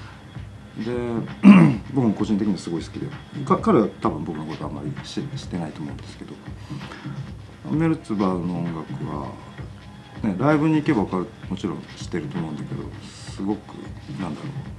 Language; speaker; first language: Japanese; native; Japanese